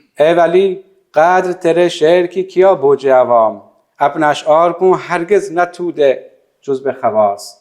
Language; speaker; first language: Urdu; non-native, fluent; Persian